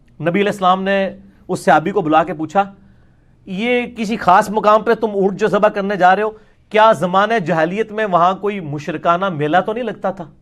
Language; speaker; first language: Urdu; non-native, local second language; Punjabi